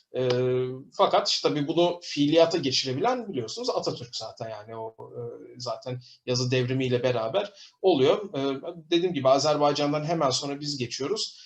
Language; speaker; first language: Turkish; native; Turkish